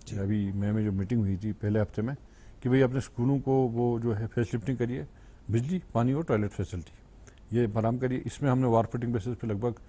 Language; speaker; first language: Urdu; non-native, local second language; Kashmiri